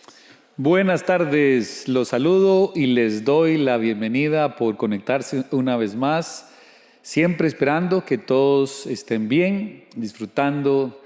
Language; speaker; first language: Spanish; native; Spanish